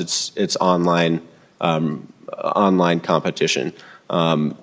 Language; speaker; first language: English; native; English